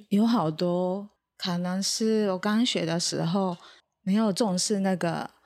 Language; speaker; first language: Chinese; non-native, fluent; Japanese